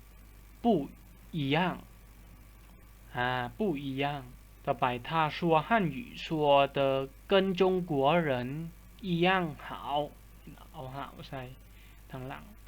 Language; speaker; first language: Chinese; non-native, fluent; Lao